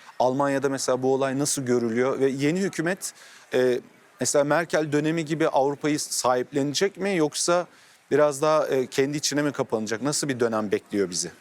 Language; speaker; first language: Turkish; native; Turkish